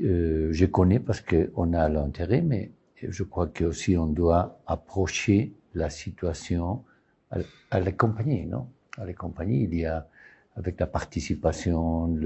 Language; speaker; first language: French; non-native, learner; Spanish